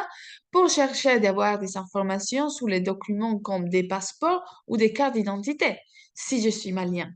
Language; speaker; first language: French; non-native, fluent; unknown